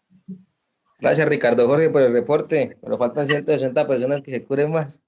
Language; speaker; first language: Spanish; native; Spanish